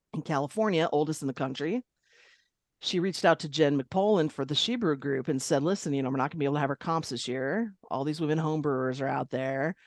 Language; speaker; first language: English; native; English